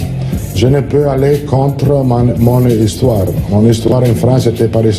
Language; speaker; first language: French; non-native, learner; Italian